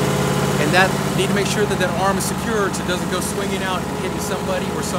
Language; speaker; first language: English; native; English